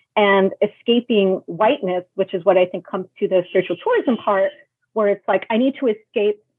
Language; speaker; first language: English; native; English